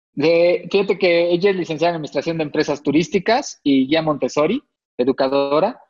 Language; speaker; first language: Spanish; native; Spanish